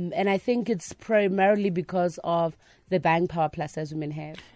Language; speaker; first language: English; non-native, local second language; Northern Sotho